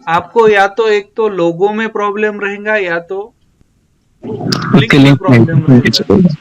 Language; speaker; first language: Hindi; non-native, local second language; Marathi